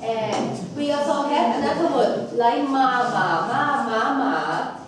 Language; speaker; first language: English; non-native, local second language; Thai